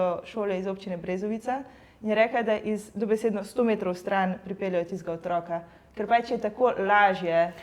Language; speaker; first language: Slovenian; native; Slovenian